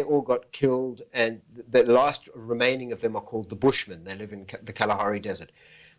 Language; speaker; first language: English; native; English